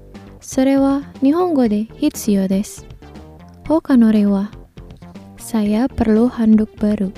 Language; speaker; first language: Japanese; non-native, fluent; Indonesian